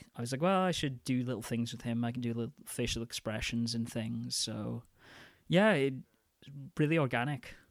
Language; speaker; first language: English; native; English